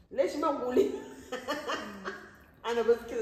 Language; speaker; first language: Arabic; non-native, learner; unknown